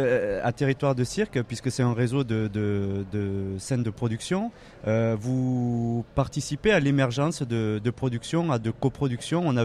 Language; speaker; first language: French; native; French